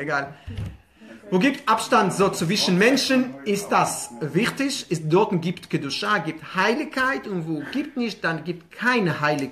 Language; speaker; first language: German; non-native, fluent; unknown